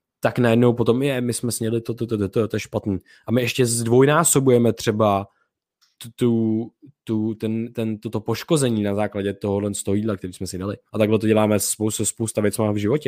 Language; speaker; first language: Czech; native; Czech